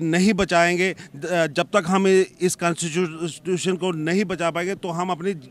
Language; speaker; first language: Hindi; native; Hindi